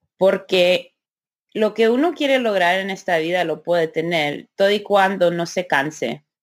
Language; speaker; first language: Spanish; early bilingual, heritage; Spanish